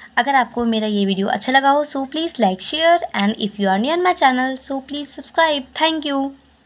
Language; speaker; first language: Hindi; native; Hindi